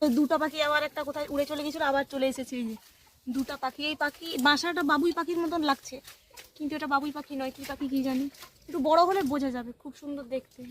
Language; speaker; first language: Bangla; non-native, local second language; Santali